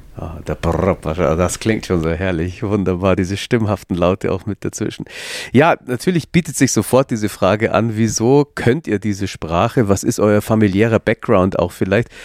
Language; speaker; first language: German; native; German